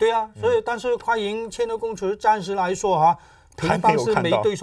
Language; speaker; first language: Chinese; native; Chinese